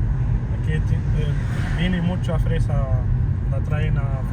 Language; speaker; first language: Spanish; non-native, fluent; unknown